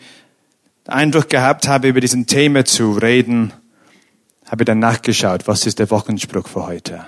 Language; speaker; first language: German; non-native, fluent; English